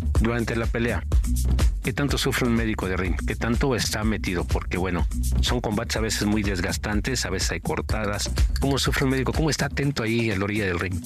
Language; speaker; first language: Spanish; native; Spanish